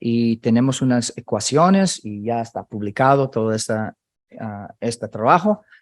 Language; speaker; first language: Spanish; non-native, fluent; English